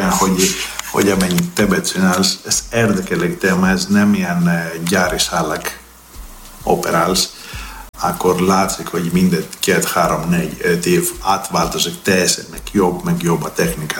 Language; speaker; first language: Hungarian; non-native, learner; Greek